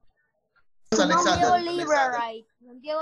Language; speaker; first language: English; non-native, learner; Spanish